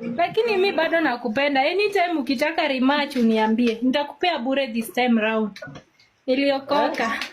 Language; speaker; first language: Swahili; native; Swahili